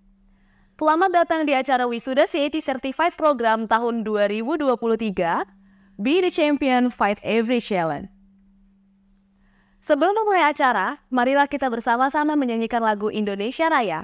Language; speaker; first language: Indonesian; native; Indonesian